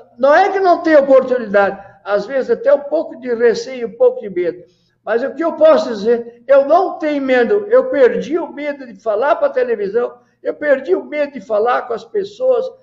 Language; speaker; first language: Portuguese; native; Portuguese